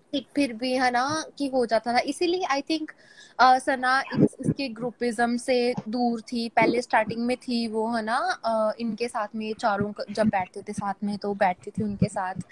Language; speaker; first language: Hindi; native; Hindi